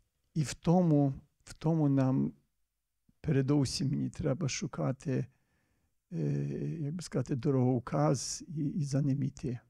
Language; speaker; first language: Ukrainian; early bilingual, heritage; Ukrainian